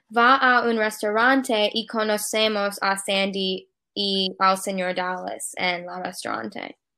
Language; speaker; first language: Spanish; non-native, learner; English